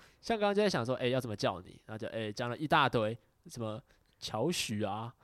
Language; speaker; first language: Chinese; native; Chinese